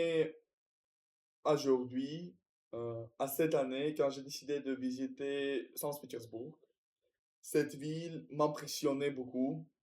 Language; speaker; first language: French; non-native, learner; Russian